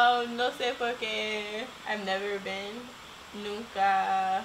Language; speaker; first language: Spanish; non-native, learner; English